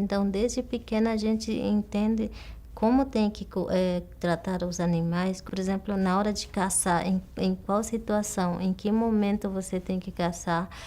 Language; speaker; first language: Portuguese; non-native, local second language; Guarani